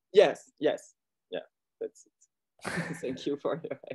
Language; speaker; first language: English; non-native, learner; French